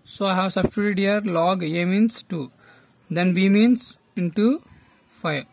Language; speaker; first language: English; non-native, local second language; Telugu